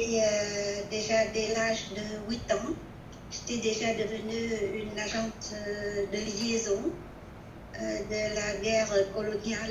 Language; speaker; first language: French; non-native, local second language; Vietnamese